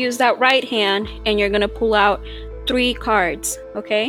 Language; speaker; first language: English; non-native, fluent; Spanish